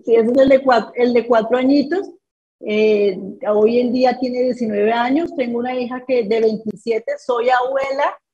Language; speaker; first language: Spanish; native; Spanish